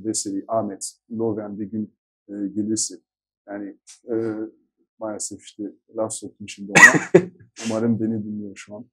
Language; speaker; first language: Turkish; non-native, fluent; French